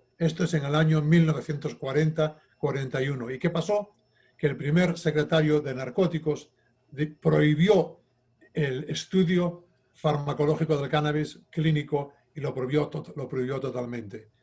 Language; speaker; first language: Spanish; native; Spanish